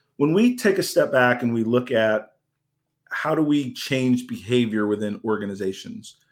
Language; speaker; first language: English; native; English